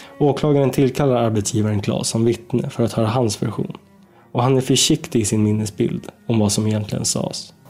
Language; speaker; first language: Swedish; native; Swedish